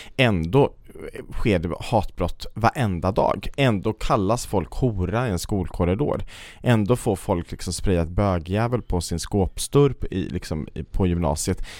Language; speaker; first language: Swedish; native; Swedish